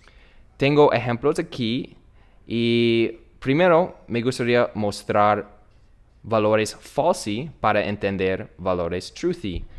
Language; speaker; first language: Spanish; non-native, learner; English